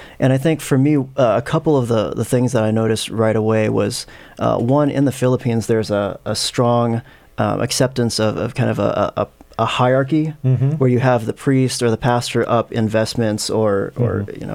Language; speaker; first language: English; non-native, local second language; Filipino